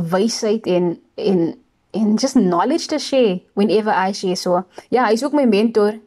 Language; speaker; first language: Afrikaans; native; Afrikaans